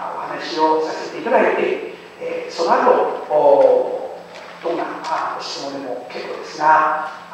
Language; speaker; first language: Japanese; non-native, fluent; Chinese